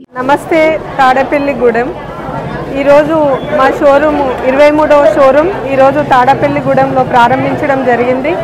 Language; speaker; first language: Telugu; native; Telugu